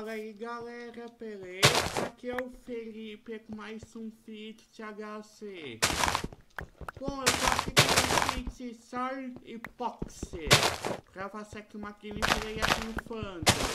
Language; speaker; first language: Portuguese; native; Portuguese